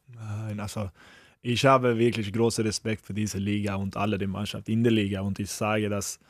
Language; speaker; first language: German; non-native, fluent; Swedish